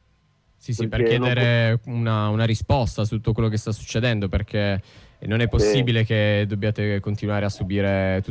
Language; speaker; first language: Italian; native; Italian